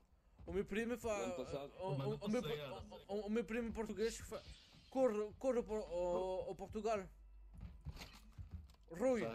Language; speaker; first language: Portuguese; early bilingual, heritage; French